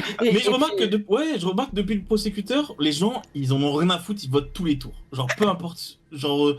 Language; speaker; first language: French; native; French